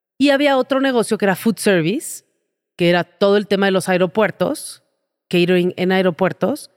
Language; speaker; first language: Spanish; native; Spanish